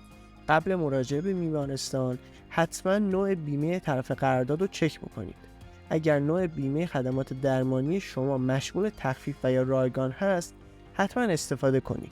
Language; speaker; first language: Persian; native; Persian